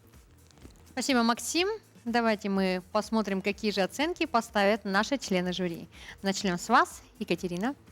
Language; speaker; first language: Russian; native; Russian